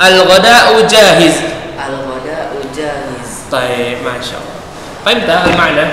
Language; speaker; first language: Arabic; non-native, fluent; Indonesian